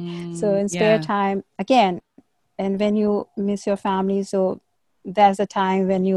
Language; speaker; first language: English; non-native, local second language; Hindi